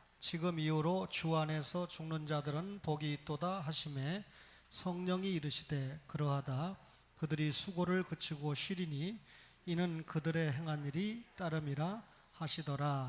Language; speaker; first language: Korean; native; Korean